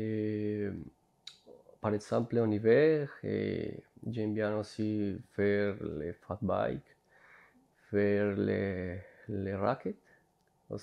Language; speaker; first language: French; non-native, fluent; Spanish